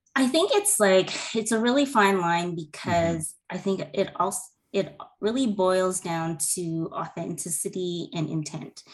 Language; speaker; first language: English; native; English